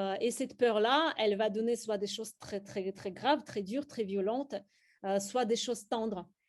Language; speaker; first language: French; non-native, fluent; Russian